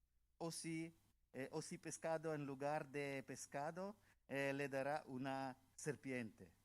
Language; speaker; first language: Spanish; non-native, learner; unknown